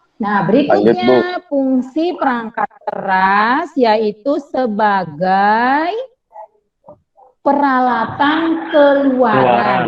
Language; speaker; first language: Indonesian; native; Indonesian